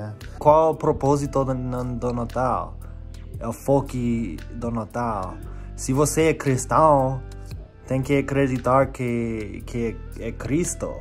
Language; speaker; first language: Portuguese; non-native, fluent; English